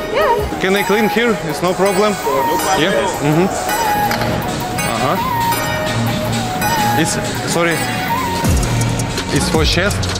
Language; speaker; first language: English; non-native, learner; Russian